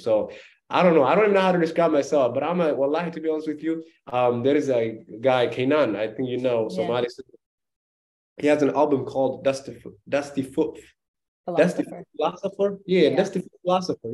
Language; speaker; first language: English; non-native, fluent; Somali